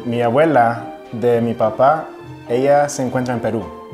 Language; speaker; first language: Spanish; early bilingual, heritage; Spanish